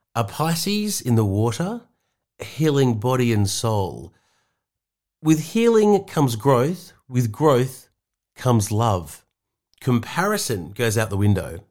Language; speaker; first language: English; native; English